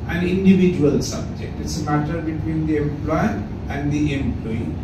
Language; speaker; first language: English; non-native, local second language; Bangla